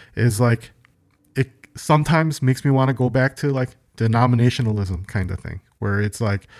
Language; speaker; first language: English; early bilingual, other home language; Korean